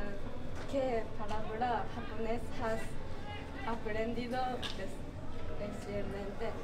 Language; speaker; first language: Spanish; non-native, learner; Japanese